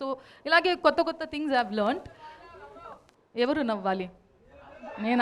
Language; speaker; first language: Telugu; non-native, fluent; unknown